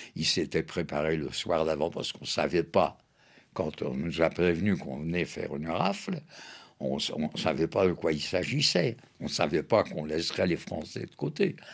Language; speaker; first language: French; native; French